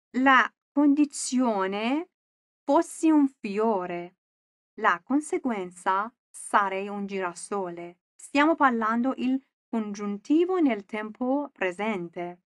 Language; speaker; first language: Italian; non-native, fluent; Persian